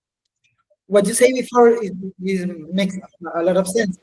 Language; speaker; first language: English; non-native, learner; Spanish